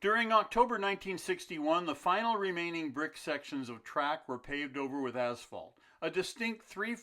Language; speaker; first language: English; native; English